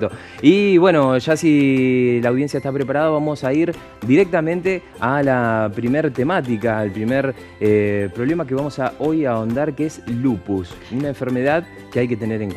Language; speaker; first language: Spanish; native; Spanish